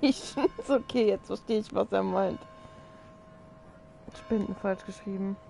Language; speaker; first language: German; native; German